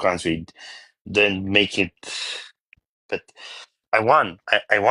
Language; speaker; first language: English; non-native, learner; Bulgarian